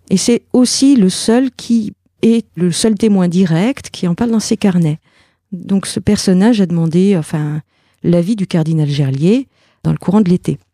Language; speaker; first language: French; native; French